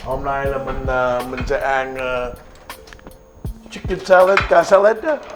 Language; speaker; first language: Vietnamese; early bilingual, heritage; Vietnamese